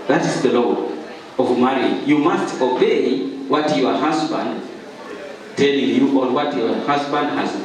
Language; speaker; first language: English; non-native, local second language; Swahili